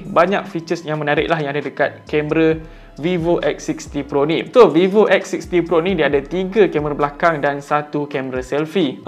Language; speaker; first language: Malay; native; Malay